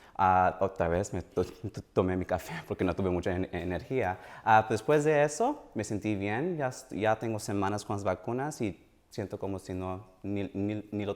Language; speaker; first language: Spanish; early bilingual, heritage; Spanish